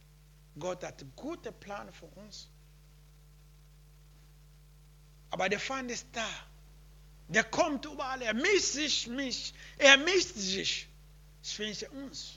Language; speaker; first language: German; non-native, learner; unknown